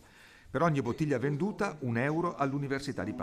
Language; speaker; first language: Italian; native; Italian